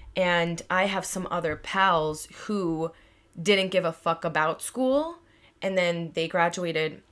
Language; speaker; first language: English; native; English